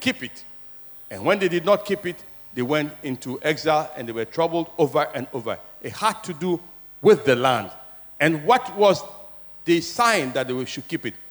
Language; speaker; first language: English; non-native, local second language; Ewe